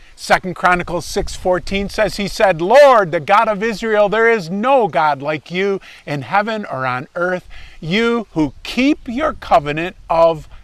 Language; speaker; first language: English; native; English